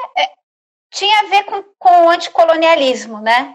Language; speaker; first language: Portuguese; native; Portuguese